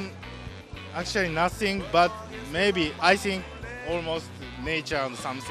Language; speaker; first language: English; non-native, learner; Japanese